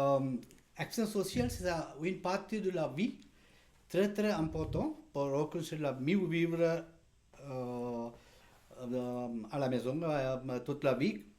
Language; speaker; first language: French; non-native, learner; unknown